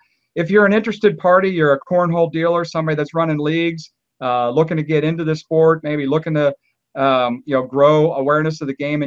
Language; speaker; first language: English; native; English